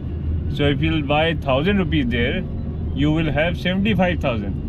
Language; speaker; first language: English; non-native, local second language; Urdu